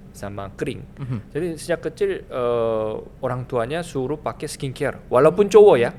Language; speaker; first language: Indonesian; non-native, fluent; Korean